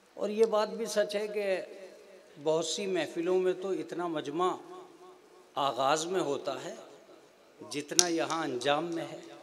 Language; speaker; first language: Hindi; native; Hindi